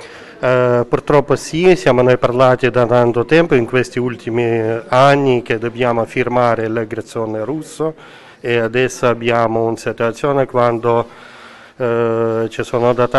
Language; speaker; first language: Italian; non-native, learner; Ukrainian